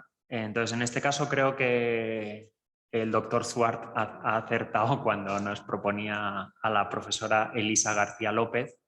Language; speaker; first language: Spanish; native; Spanish